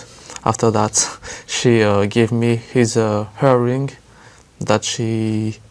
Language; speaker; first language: English; non-native, learner; French